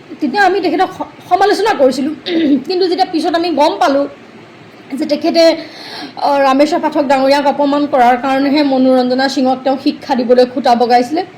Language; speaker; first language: Assamese; native; Assamese